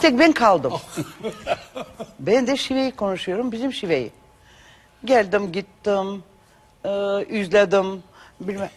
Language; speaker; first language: Turkish; non-native, learner; Macedonian